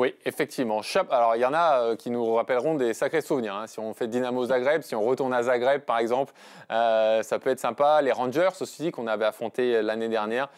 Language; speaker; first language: French; native; French